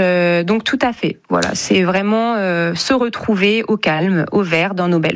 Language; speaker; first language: French; native; French